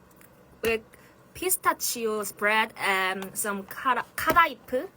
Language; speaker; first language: English; non-native, learner; Korean